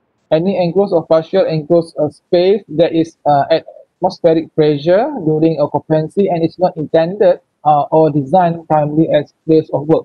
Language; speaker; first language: English; non-native, local second language; Malay